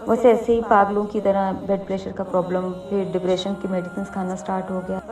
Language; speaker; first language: Hindi; native; Hindi